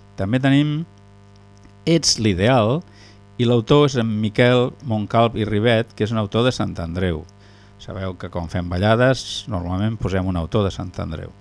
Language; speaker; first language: Catalan; native; Catalan